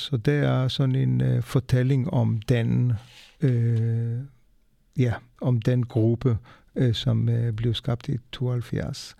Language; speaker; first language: Danish; non-native, fluent; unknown